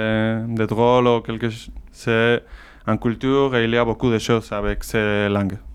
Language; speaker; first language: French; non-native, learner; Basque